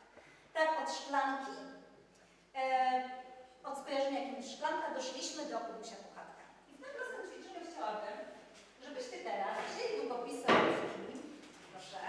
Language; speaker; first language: Polish; native; Polish